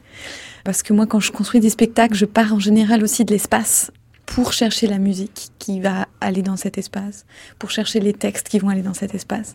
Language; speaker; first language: French; native; French